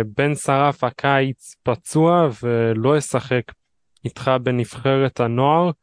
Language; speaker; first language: Hebrew; native; Hebrew